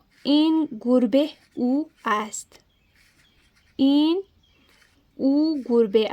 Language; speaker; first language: Persian; non-native, learner; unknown